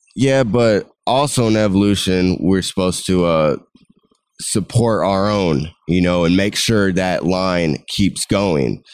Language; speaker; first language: English; native; English